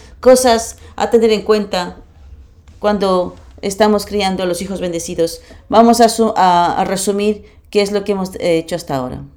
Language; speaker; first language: Spanish; non-native, fluent; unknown